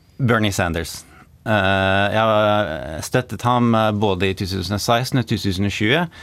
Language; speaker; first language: Norwegian; non-native, fluent; English